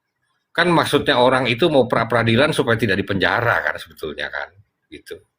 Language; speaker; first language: Indonesian; native; Indonesian